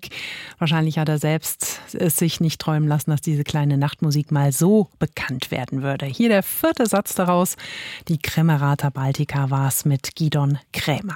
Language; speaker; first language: German; native; German